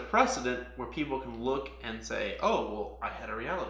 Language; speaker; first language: English; native; English